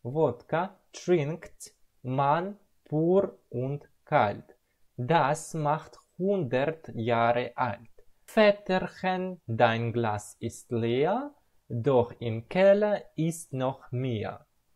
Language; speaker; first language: German; non-native, learner; Russian